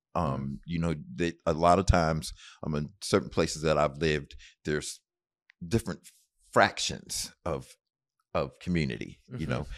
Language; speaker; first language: English; native; English